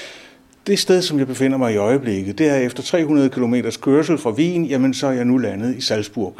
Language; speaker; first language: Danish; native; Danish